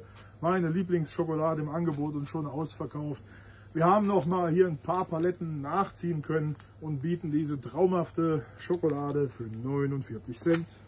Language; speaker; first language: German; native; German